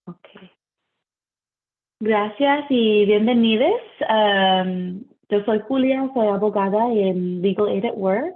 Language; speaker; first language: Spanish; early bilingual, heritage; Spanish